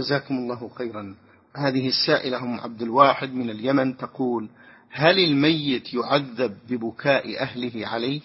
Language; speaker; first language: Arabic; native; Arabic